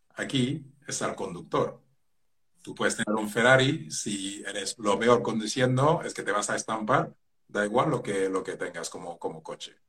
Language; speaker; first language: Spanish; non-native, fluent; Wolof